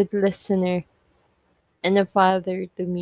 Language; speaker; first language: English; non-native, local second language; Filipino